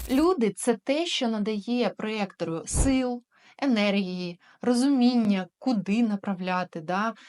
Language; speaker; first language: Ukrainian; non-native, local second language; Russian